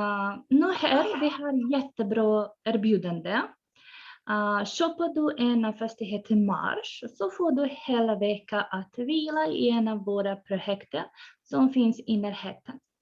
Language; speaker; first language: Swedish; non-native, fluent; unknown